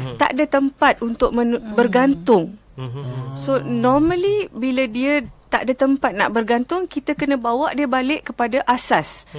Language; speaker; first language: Malay; non-native, local second language; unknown